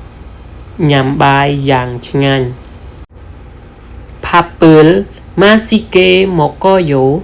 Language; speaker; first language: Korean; non-native, fluent; Khmer